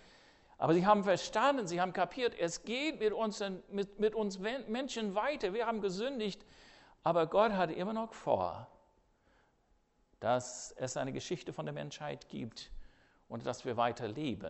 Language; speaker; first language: German; non-native, fluent; English